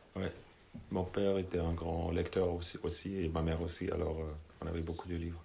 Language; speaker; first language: French; non-native, fluent; German